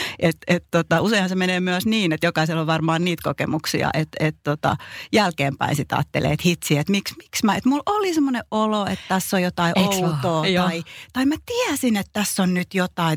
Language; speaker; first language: Finnish; native; Finnish